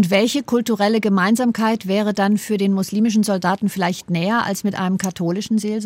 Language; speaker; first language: German; native; German